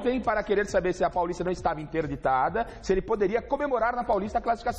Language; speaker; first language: Portuguese; native; Portuguese